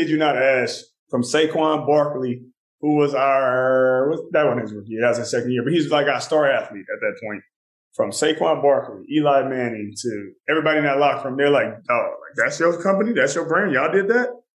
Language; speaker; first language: English; native; English